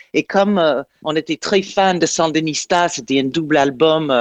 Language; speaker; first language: French; non-native, fluent; English